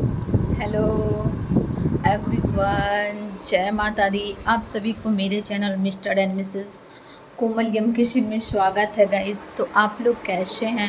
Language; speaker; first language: Hindi; non-native, local second language; Bhojpuri